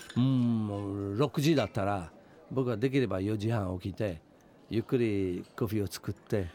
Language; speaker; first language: Japanese; non-native, fluent; Italian